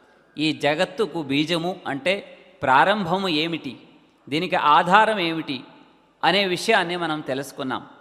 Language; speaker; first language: Telugu; native; Telugu